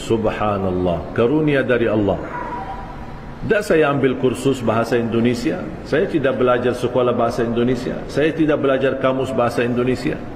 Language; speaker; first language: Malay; non-native, fluent; Arabic